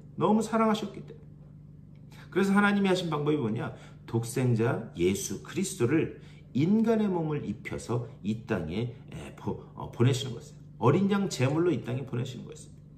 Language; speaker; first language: Korean; native; Korean